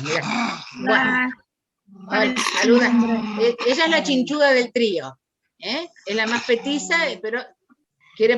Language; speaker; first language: Spanish; native; Spanish